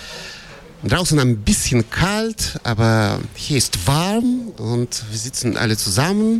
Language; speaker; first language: German; non-native, fluent; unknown